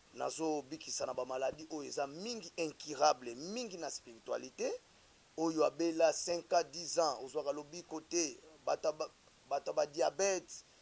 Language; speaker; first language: Lingala; non-native, local second language; Kongo